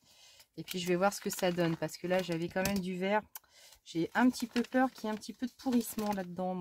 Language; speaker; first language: French; native; French